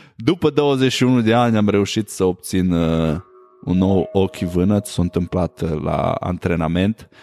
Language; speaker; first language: Romanian; native; Romanian